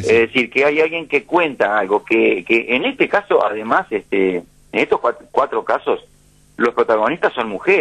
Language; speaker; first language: Spanish; native; Spanish